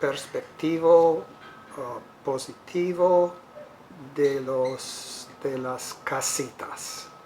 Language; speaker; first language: Spanish; non-native, fluent; English